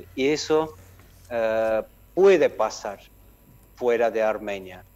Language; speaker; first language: Spanish; non-native, fluent; Armenian